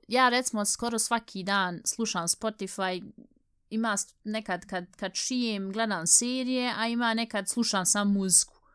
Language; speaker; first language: Bosnian; early bilingual, heritage; Bosnian